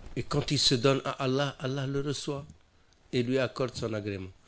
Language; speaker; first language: French; non-native, local second language; Wolof